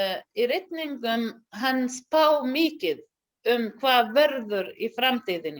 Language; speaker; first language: Icelandic; non-native, learner; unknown